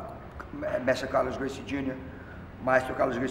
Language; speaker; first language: Spanish; non-native, fluent; Portuguese